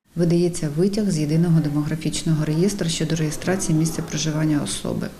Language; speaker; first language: Ukrainian; native; Ukrainian